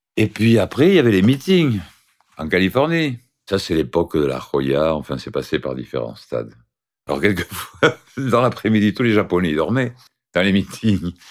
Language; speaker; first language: French; native; French